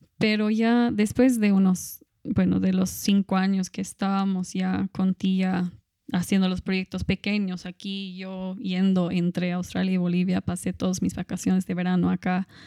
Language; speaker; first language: Spanish; non-native, fluent; English